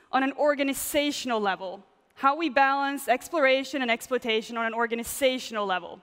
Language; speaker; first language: English; non-native, fluent; Swedish